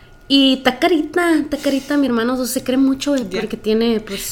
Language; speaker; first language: Spanish; early bilingual, heritage; Spanish